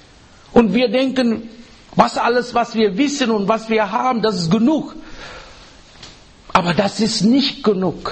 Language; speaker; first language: German; non-native, learner; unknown